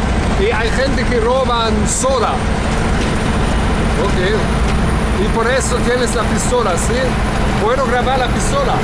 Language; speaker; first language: Spanish; non-native, learner; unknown